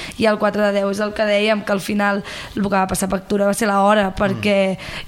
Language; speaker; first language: Catalan; native; Catalan